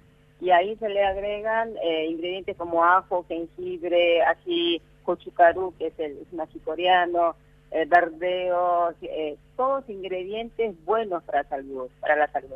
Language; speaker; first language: Spanish; early bilingual, other home language; Korean